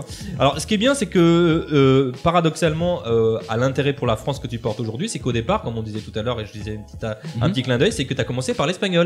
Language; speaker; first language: French; native; French